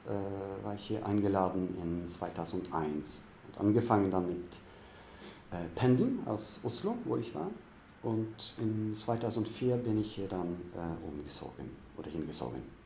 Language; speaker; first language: German; non-native, fluent; Norwegian